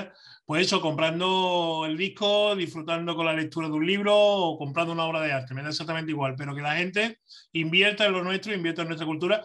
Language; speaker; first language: Spanish; native; Spanish